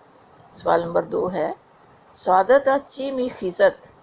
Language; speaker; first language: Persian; non-native, fluent; Urdu